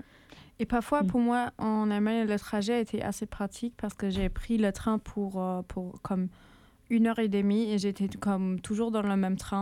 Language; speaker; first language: French; non-native, fluent; German